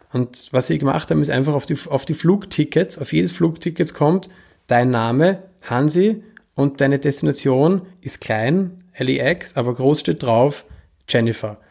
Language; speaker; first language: German; native; German